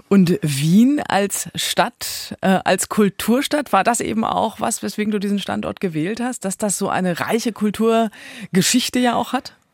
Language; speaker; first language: German; native; German